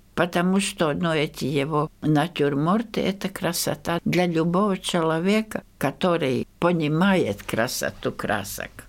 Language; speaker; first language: Russian; non-native, local second language; Latvian